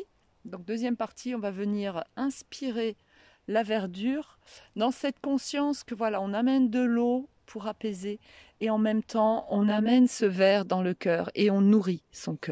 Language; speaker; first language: French; native; French